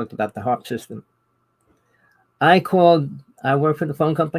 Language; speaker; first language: English; native; English